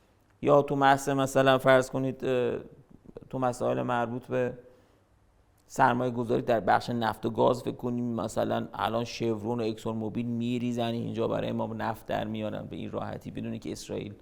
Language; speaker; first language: Persian; native; Persian